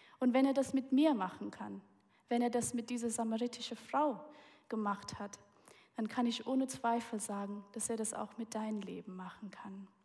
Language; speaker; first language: German; early bilingual, heritage; German